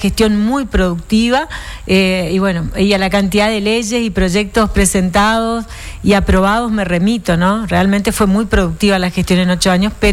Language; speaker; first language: Spanish; native; Spanish